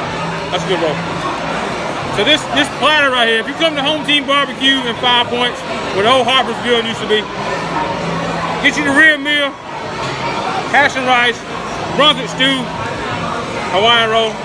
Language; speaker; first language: English; native; English